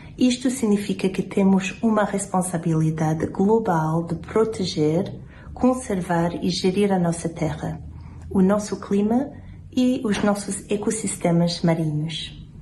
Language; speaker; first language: Portuguese; non-native, fluent; English